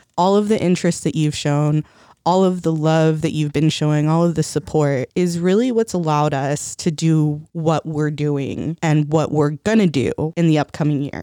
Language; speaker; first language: English; early bilingual, other home language; Spanish